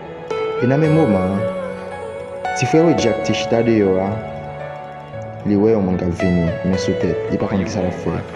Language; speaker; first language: French; non-native, learner; Haitian Creole